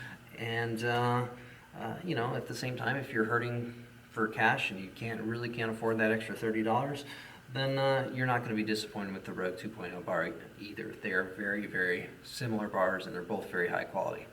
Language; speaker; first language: English; native; English